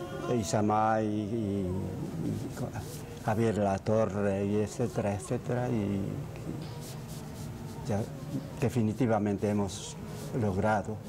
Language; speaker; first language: Spanish; non-native, fluent; Japanese